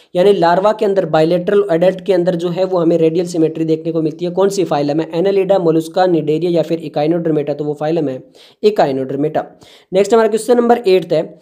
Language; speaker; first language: Hindi; native; Hindi